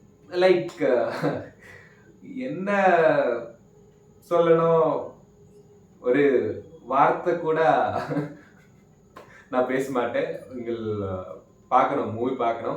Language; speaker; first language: Tamil; non-native, learner; Malayalam